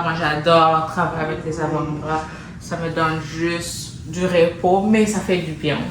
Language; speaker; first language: French; native; French